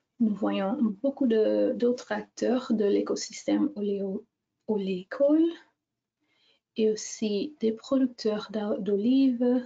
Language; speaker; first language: French; non-native, fluent; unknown